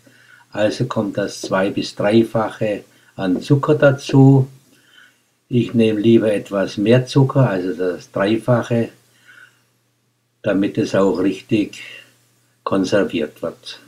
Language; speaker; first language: German; native; German